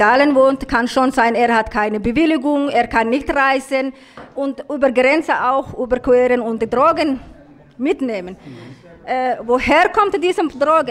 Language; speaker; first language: German; non-native, learner; Somali